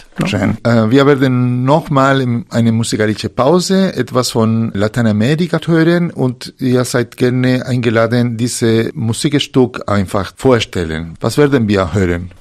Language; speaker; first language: German; non-native, fluent; Spanish